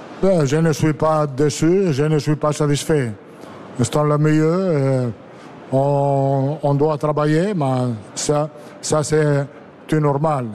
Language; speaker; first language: French; non-native, fluent; Italian